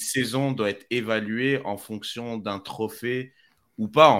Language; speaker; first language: French; native; French